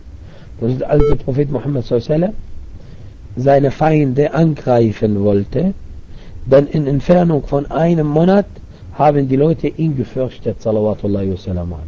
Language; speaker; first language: German; non-native, fluent; Arabic